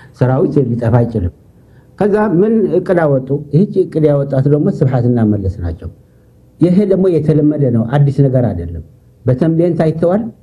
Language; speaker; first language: Amharic; non-native, local second language; Tigrinya